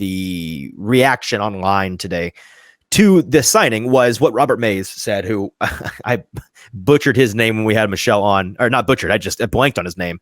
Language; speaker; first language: English; native; English